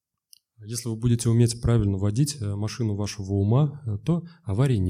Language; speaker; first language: Russian; native; Russian